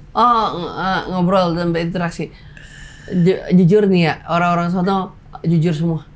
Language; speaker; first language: Indonesian; native; Indonesian